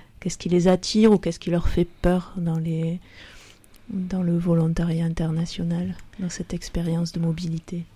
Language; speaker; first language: French; native; French